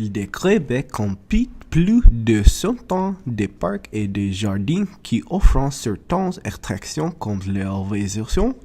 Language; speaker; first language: French; non-native, learner; English